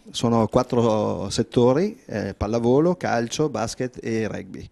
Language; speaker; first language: Italian; native; Italian